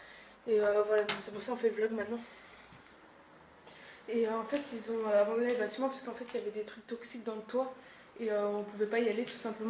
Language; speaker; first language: French; native; French